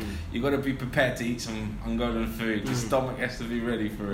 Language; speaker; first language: English; early bilingual, other home language; Portuguese